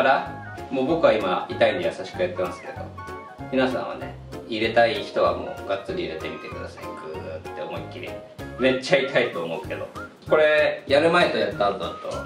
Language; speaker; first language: Japanese; native; Japanese